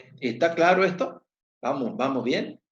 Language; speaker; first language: Spanish; native; Spanish